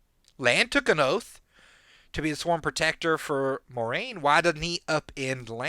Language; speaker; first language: English; native; English